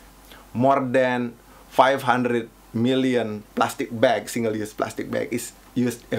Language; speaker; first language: English; non-native, fluent; Indonesian